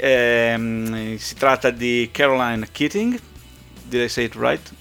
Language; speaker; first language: English; non-native, fluent; Italian